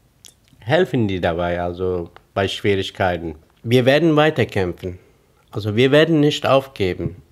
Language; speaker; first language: German; non-native, fluent; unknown